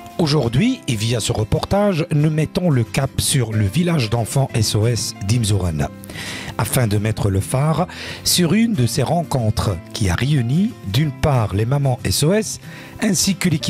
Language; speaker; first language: French; non-native, local second language; Arabic